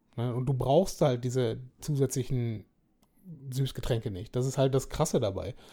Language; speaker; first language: German; native; German